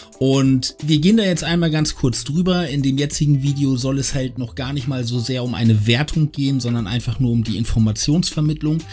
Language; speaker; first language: German; native; German